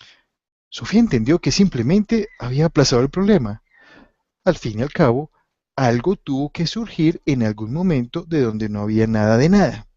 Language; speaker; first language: Spanish; native; Spanish